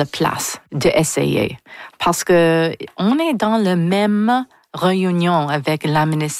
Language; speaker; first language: French; non-native, learner; English